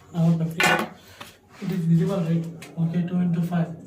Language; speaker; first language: English; non-native, local second language; Kannada